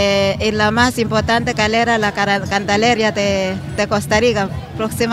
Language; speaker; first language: Spanish; non-native, learner; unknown